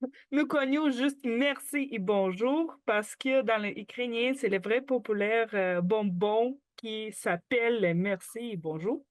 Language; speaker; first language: French; non-native, learner; Ukrainian